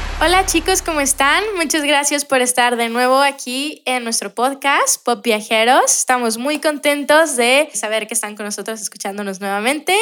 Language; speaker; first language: Spanish; native; Spanish